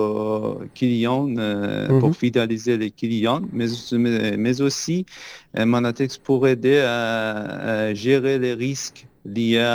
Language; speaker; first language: French; non-native, fluent; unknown